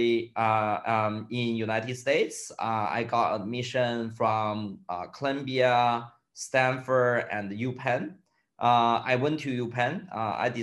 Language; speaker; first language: English; non-native, fluent; Chinese